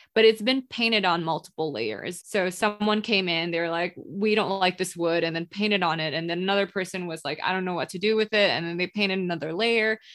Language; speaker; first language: English; non-native, local second language; Indonesian